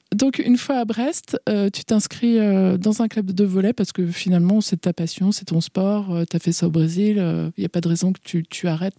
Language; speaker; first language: French; native; French